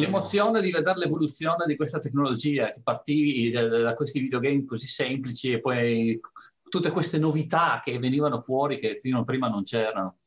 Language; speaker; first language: Italian; native; Italian